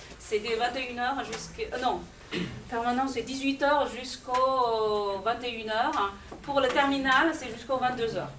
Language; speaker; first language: French; non-native, fluent; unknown